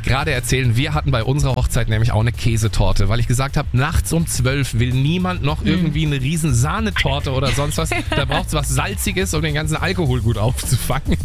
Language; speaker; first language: German; native; German